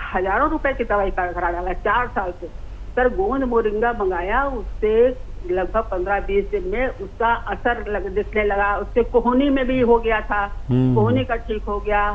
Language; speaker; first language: Hindi; native; Hindi